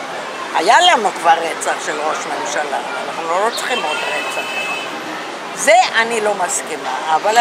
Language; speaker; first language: Hebrew; non-native, fluent; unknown